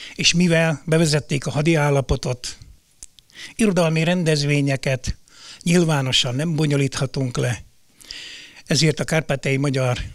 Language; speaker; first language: Hungarian; native; Hungarian